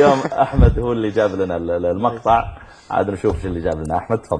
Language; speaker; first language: Arabic; native; Arabic